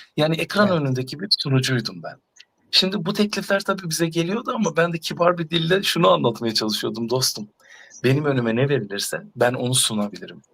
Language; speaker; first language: Turkish; native; Turkish